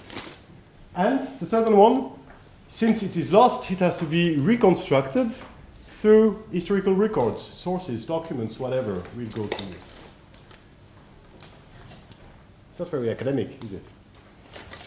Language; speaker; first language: English; non-native, fluent; French